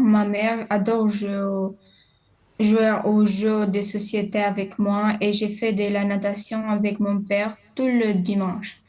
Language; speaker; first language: French; non-native, learner; Romanian